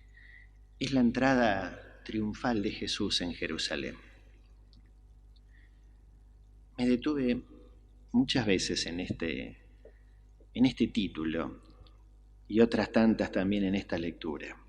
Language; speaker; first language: Spanish; native; Spanish